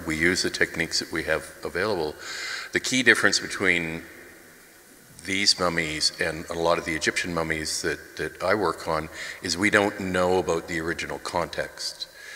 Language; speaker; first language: English; native; English